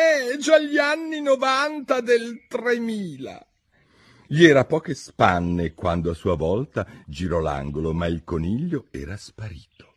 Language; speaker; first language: Italian; native; Italian